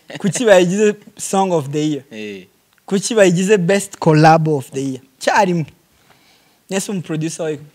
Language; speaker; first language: Kinyarwanda; early bilingual, heritage; Kinyarwanda